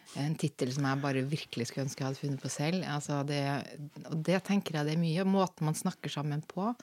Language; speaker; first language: Norwegian; native; Norwegian